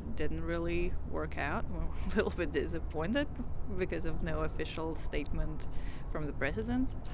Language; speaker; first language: English; non-native, fluent; Russian